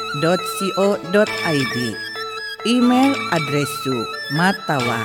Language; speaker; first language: Japanese; non-native, fluent; Indonesian